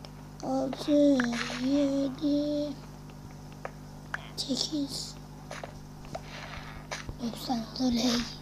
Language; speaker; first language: Turkish; native; Turkish